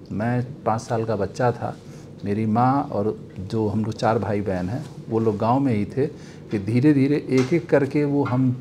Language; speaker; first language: Hindi; native; Hindi